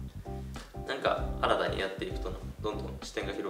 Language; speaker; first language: Japanese; native; Japanese